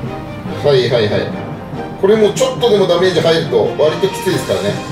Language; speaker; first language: Japanese; native; Japanese